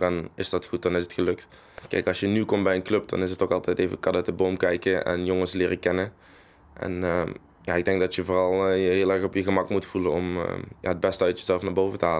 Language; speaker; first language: Dutch; native; Dutch